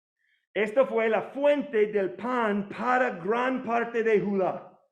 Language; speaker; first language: Spanish; non-native, learner; English